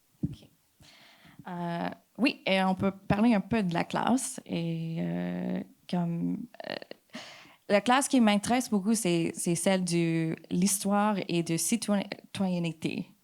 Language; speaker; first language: French; non-native, fluent; English